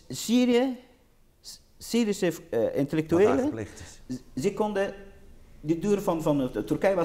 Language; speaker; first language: Dutch; non-native, learner; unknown